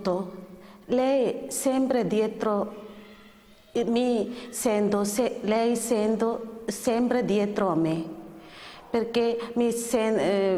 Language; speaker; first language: Italian; non-native, learner; Malayalam